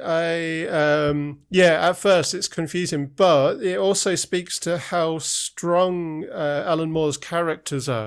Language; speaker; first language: English; native; English